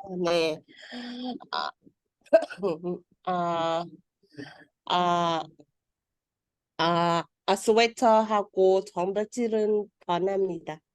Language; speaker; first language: Korean; non-native, learner; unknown